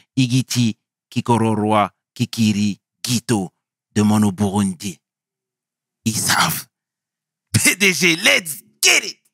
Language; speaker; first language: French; early bilingual, other home language; Rundi